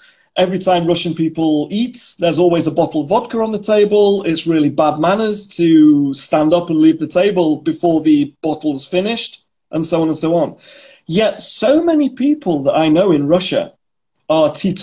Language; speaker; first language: English; native; English